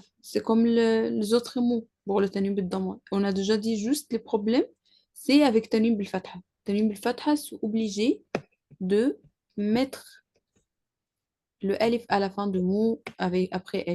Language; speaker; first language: French; non-native, learner; Arabic